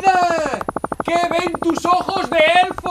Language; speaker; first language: Catalan; native; Catalan